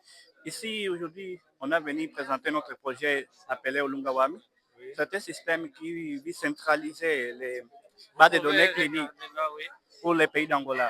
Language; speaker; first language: French; non-native, learner; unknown